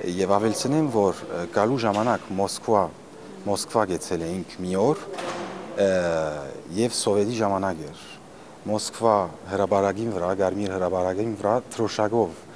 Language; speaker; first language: Armenian; early bilingual, heritage; Armenian